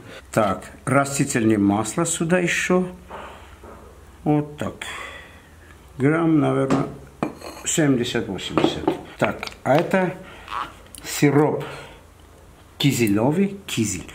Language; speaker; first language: Russian; non-native, fluent; Armenian